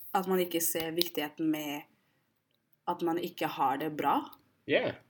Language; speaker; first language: Norwegian; early bilingual, other home language; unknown